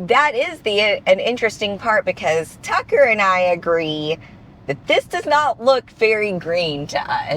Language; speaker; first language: English; native; English